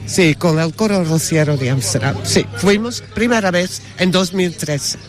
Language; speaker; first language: Spanish; non-native, learner; Dutch